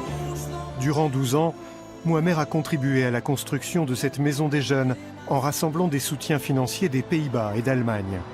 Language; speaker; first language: French; native; French